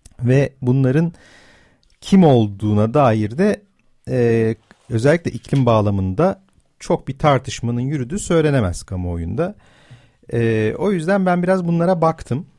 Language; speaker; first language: Turkish; native; Turkish